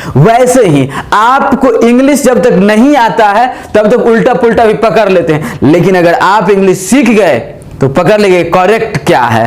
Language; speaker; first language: Hindi; native; Hindi